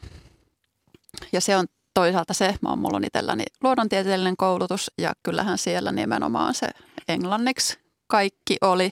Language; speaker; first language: Finnish; native; Finnish